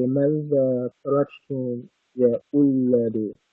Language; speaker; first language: Arabic; non-native, learner; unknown